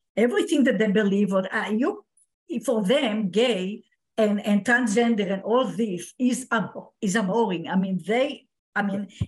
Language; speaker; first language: English; non-native, fluent; Hebrew